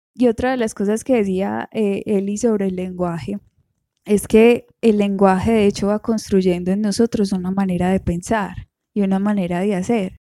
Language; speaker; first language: Spanish; native; Spanish